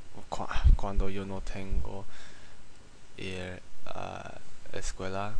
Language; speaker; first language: Spanish; non-native, learner; English